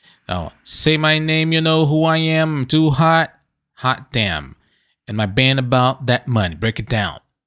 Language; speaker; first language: English; non-native, fluent; Portuguese